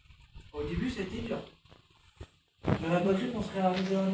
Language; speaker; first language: French; native; French